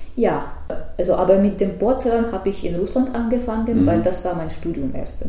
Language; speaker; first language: German; non-native, fluent; Russian